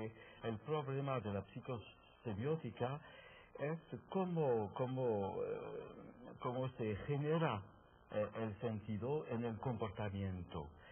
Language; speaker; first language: Spanish; non-native, fluent; French